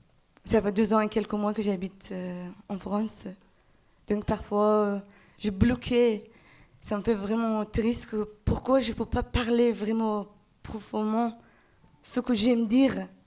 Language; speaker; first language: French; non-native, learner; Persian